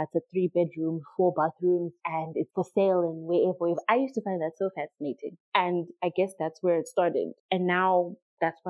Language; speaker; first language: English; non-native, local second language; Shona